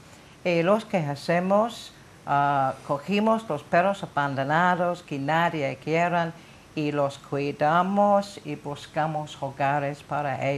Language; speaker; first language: Spanish; non-native, learner; English